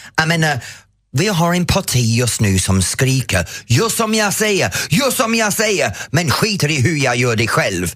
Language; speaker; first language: Swedish; non-native, fluent; English